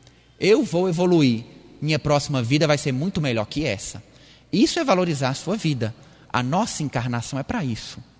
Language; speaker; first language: Portuguese; native; Portuguese